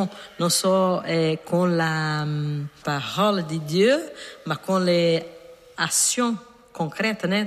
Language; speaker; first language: French; non-native, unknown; Portuguese